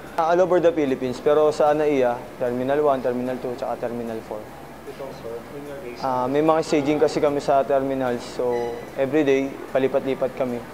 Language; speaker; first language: Filipino; native; Filipino